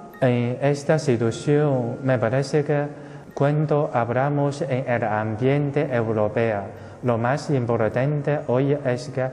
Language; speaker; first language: Spanish; non-native, fluent; Chinese